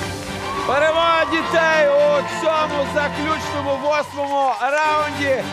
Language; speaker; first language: Ukrainian; native; Ukrainian